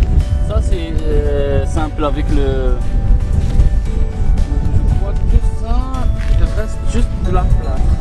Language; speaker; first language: French; non-native, learner; Arabic